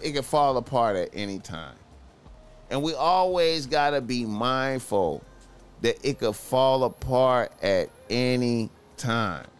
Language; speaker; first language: English; native; English